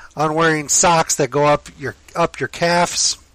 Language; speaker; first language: English; native; English